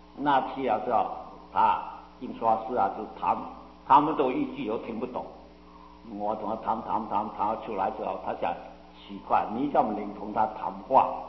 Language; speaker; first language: Chinese; non-native, local second language; Min Nan Chinese